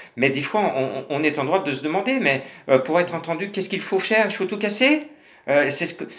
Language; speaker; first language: French; native; French